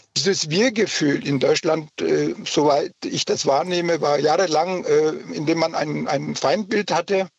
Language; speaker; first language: German; early bilingual, other home language; Turkish